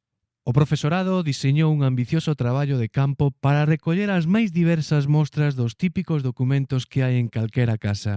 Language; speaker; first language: Galician; native; Galician